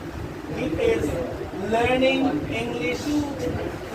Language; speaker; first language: English; non-native, fluent; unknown